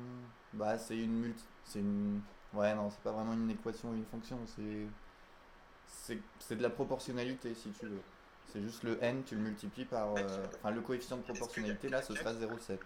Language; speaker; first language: French; native; French